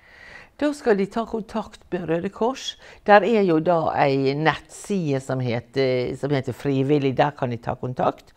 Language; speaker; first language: Norwegian; native; Norwegian